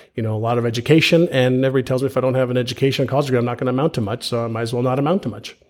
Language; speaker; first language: English; early bilingual, other home language; Hebrew